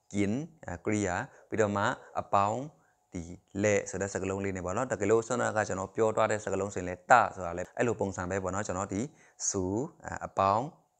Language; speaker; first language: Burmese; non-native, local second language; Shan